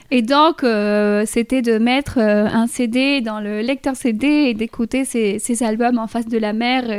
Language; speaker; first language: French; non-native, fluent; Spanish